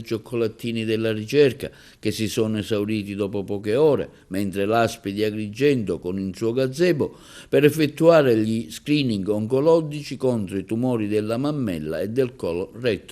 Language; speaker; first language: Italian; native; Italian